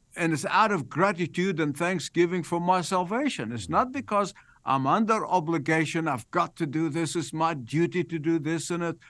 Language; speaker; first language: English; non-native, fluent; Arabic